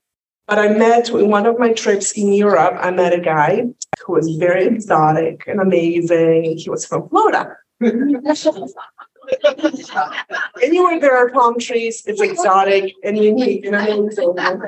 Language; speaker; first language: English; non-native, fluent; Polish